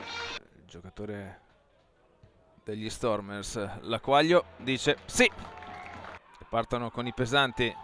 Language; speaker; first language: Italian; native; Italian